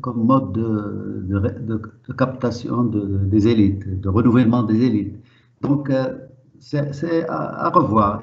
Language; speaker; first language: French; non-native, local second language; Arabic